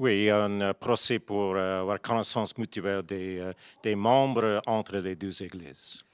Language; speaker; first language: French; non-native, local second language; English